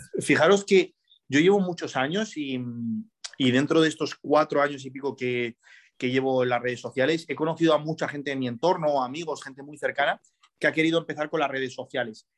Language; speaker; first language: Spanish; early bilingual, other home language; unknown